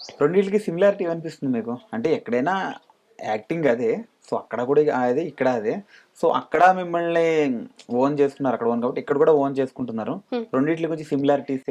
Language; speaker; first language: Telugu; native; Telugu